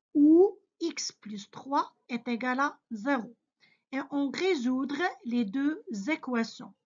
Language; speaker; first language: French; non-native, local second language; Arabic